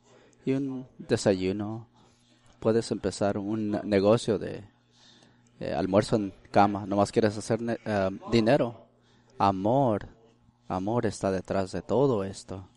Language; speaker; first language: Spanish; early bilingual, heritage; Spanish